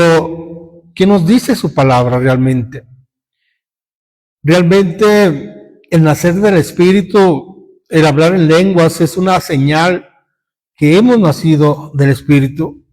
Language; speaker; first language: Spanish; native; Spanish